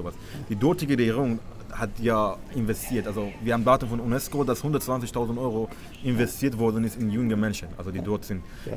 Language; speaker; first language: German; non-native, fluent; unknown